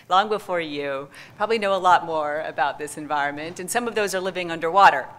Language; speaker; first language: English; native; English